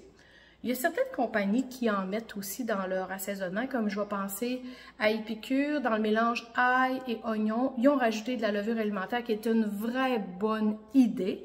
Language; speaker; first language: French; native; French